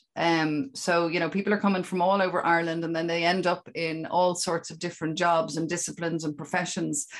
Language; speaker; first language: English; native; English